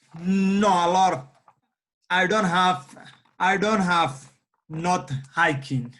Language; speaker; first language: English; non-native, learner; Somali